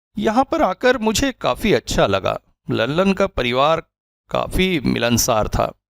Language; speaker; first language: Hindi; native; Hindi